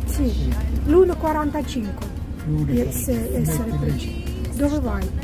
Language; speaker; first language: Italian; non-native, learner; Russian